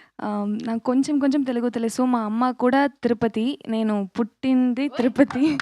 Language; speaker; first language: Telugu; non-native, local second language; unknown